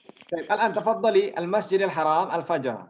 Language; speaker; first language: Arabic; non-native, fluent; Indonesian